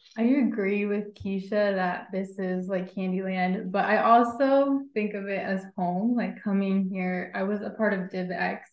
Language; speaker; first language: English; native; English